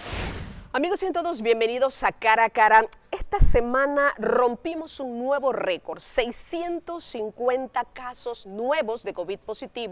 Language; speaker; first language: Spanish; native; Spanish